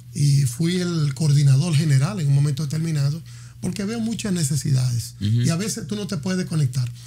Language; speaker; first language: Spanish; native; Spanish